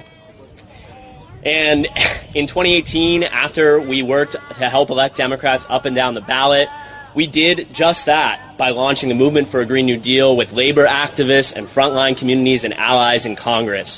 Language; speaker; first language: English; native; English